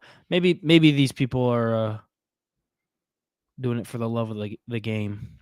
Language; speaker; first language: English; native; English